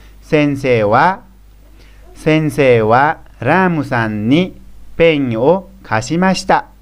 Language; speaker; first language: Japanese; non-native, fluent; Nepali